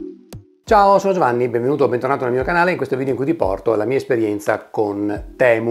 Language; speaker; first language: Italian; native; Italian